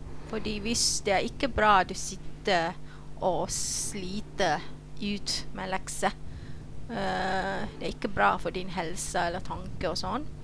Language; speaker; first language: Norwegian; non-native, fluent; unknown